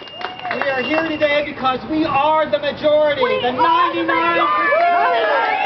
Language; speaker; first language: English; native; English